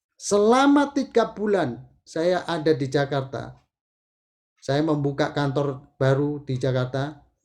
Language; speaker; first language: Indonesian; native; Indonesian